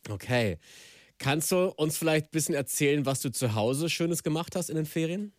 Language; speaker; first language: German; native; German